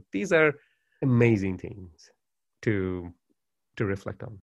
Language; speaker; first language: English; non-native, local second language; Bangla